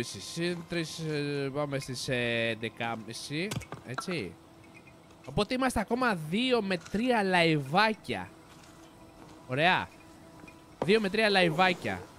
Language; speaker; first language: Greek; native; Greek